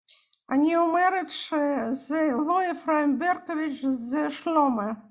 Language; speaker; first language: Hebrew; non-native, fluent; Russian